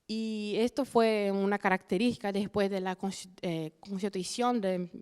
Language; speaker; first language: Spanish; non-native, fluent; Portuguese